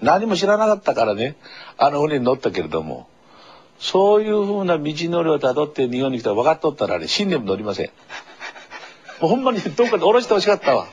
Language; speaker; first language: Japanese; non-native, fluent; Korean